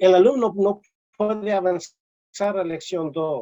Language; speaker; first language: Spanish; non-native, learner; English